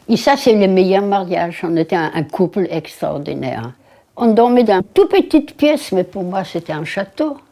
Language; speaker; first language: French; non-native, fluent; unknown